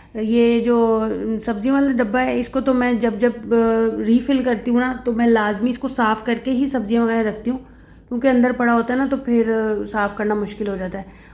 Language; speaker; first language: Urdu; non-native, local second language; Punjabi